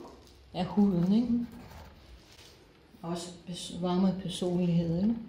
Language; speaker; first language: Danish; non-native, fluent; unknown